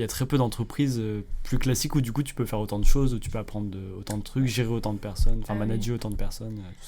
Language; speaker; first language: French; native; French